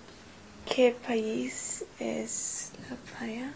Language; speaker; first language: Spanish; non-native, learner; English